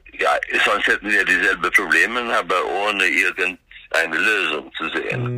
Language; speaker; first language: German; non-native, fluent; Swedish